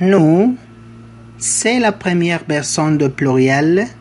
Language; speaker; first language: French; non-native, fluent; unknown